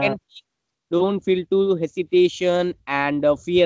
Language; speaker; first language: English; non-native, learner; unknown